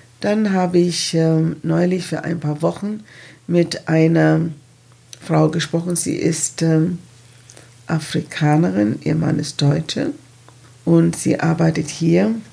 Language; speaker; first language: German; non-native, fluent; English